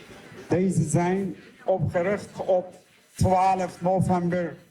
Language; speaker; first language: Dutch; non-native, fluent; Uyghur